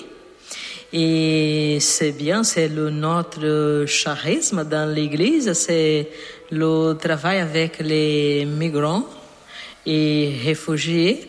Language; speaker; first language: French; non-native, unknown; Portuguese